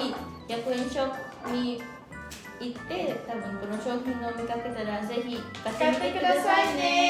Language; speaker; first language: Japanese; non-native, learner; Vietnamese